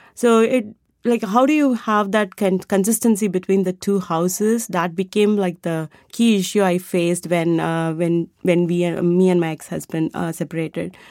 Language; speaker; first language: English; non-native, local second language; Tamil